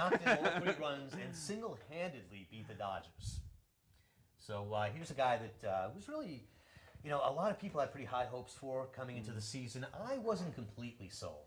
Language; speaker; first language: English; native; English